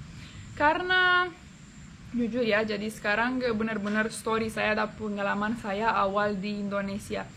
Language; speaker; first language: Indonesian; non-native, fluent; Romanian